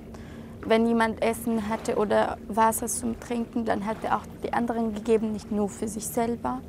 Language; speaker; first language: German; non-native, learner; Arabic